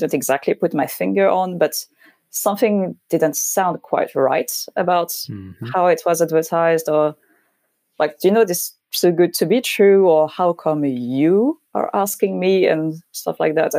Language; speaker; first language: English; non-native, fluent; French